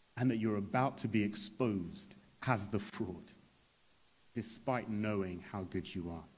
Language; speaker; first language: English; native; English